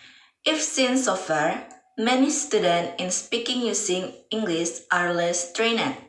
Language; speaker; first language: English; non-native, learner; Indonesian